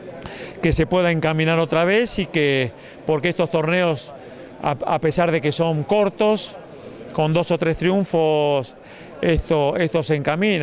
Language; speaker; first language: Spanish; native; Spanish